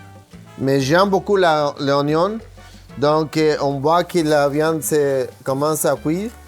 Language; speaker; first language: French; non-native, fluent; Spanish